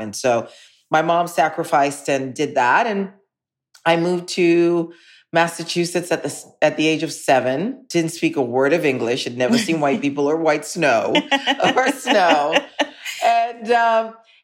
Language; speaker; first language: English; native; English